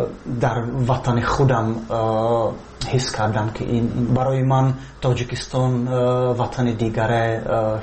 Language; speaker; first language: Tajik; non-native, fluent; Czech